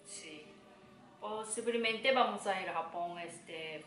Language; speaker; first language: Spanish; non-native, learner; Japanese